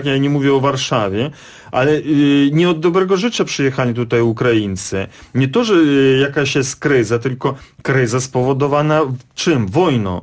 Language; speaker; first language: Polish; non-native, fluent; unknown